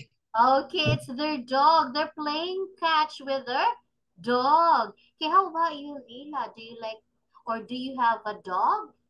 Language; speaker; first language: English; non-native, fluent; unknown